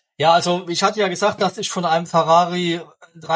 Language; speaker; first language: German; native; German